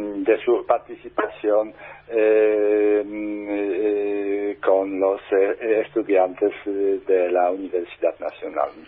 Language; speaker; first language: Spanish; non-native, fluent; Polish